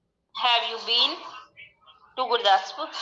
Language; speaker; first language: English; non-native, learner; Punjabi